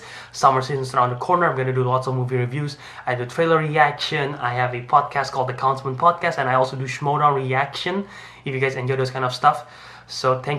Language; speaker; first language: English; non-native, fluent; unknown